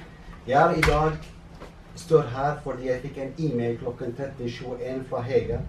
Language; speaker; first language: Norwegian; non-native, fluent; Arabic